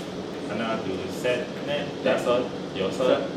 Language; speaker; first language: Korean; non-native, learner; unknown